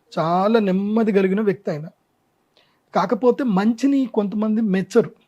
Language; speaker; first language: Telugu; non-native, local second language; Marwari